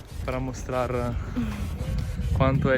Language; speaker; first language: Portuguese; non-native, learner; Italian